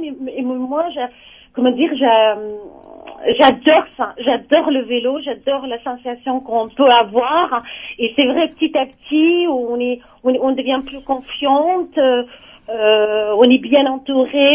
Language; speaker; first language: French; non-native, learner; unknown